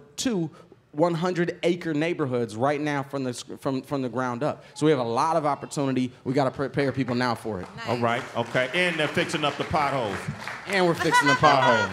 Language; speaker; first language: English; native; English